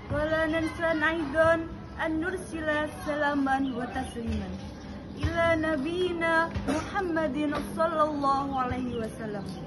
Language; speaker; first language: Arabic; non-native, learner; Indonesian